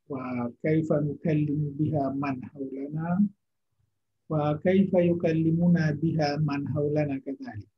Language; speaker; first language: Arabic; non-native, fluent; Indonesian